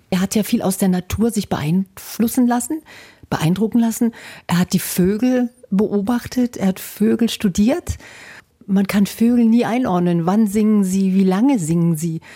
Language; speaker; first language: German; native; German